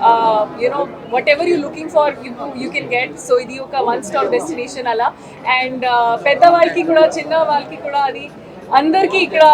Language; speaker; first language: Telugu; non-native, local second language; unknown